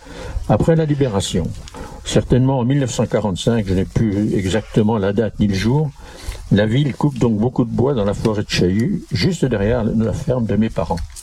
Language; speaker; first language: French; native; French